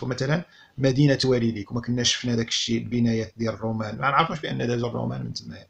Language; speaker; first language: Arabic; native; Arabic